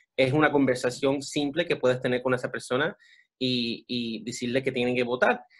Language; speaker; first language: Spanish; early bilingual, other home language; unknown